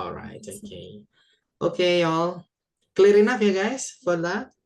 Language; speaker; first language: English; non-native, local second language; Indonesian